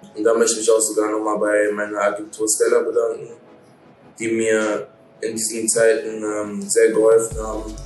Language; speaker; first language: German; native; German